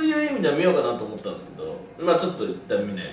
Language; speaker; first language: Japanese; native; Japanese